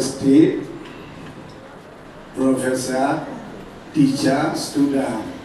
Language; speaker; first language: Hindi; non-native, learner; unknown